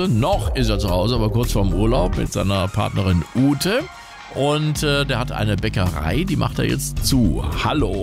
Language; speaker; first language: German; native; German